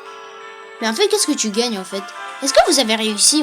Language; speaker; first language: French; native; French